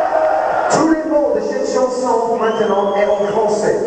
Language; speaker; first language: French; non-native, learner; English